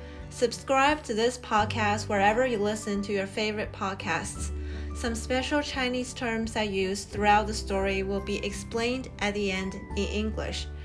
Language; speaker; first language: English; non-native, fluent; Chinese